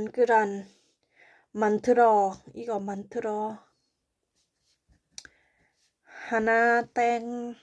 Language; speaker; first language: Korean; non-native, learner; Thai